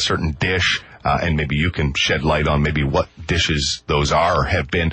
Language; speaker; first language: English; native; English